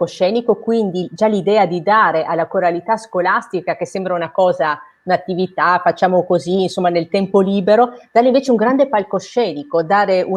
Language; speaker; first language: Italian; native; Italian